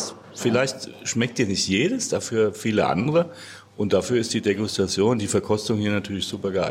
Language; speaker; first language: German; native; German